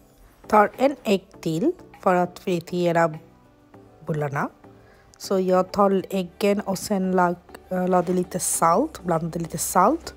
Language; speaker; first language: Swedish; non-native, learner; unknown